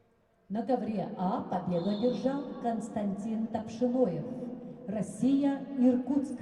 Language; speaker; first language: Russian; native; Russian